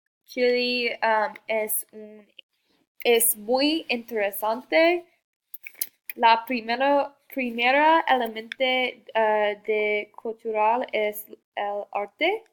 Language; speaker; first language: Spanish; non-native, learner; English